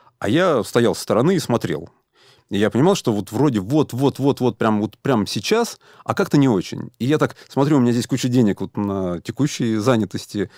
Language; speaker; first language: Russian; native; Russian